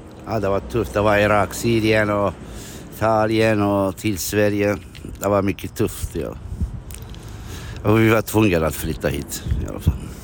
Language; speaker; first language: Swedish; non-native, fluent; Kurdish